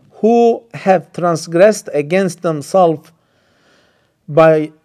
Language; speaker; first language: English; non-native, fluent; Turkish